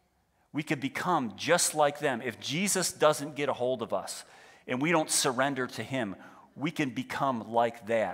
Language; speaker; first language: English; native; English